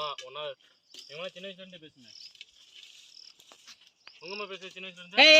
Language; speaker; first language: Tamil; native; Tamil